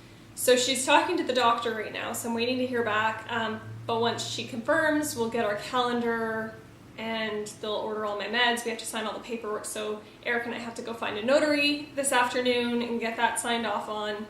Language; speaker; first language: English; native; English